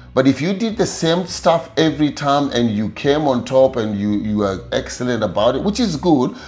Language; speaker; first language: English; non-native, local second language; Luyia